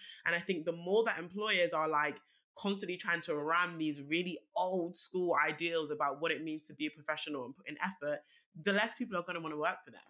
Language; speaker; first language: English; native; English